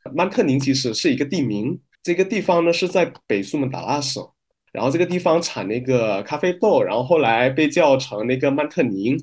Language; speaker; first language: Chinese; non-native, fluent; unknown